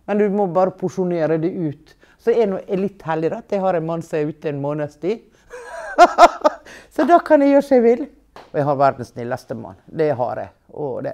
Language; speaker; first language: Norwegian; native; Norwegian